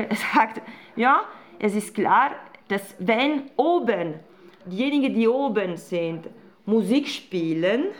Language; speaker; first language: German; non-native, fluent; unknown